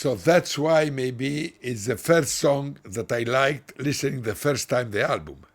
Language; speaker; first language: English; non-native, learner; Italian